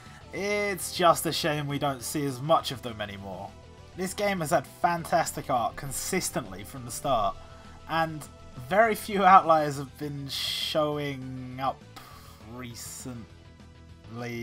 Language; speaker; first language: English; native; English